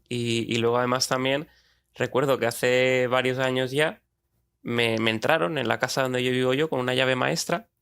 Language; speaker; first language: Spanish; native; Spanish